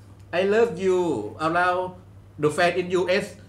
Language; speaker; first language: English; non-native, learner; Thai